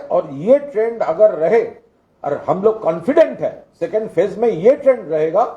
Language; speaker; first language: Hindi; non-native, local second language; Bangla